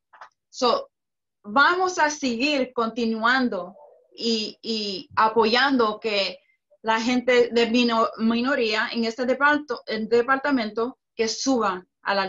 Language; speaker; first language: Spanish; early bilingual, heritage; Spanish